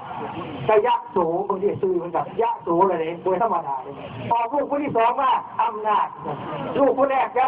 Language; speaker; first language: Thai; non-native, local second language; Lao